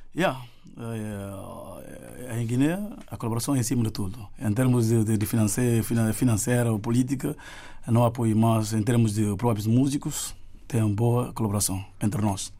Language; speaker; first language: Portuguese; non-native, local second language; Upper Guinea Crioulo